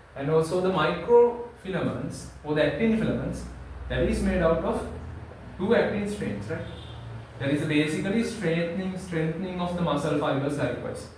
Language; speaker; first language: English; non-native, local second language; Sinhala